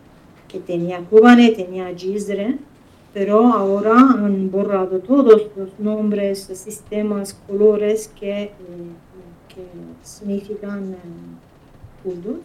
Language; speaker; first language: Spanish; non-native, fluent; Kurdish